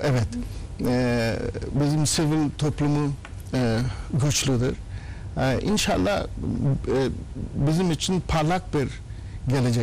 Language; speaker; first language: Turkish; non-native, learner; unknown